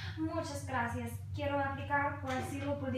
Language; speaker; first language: Spanish; non-native, learner; English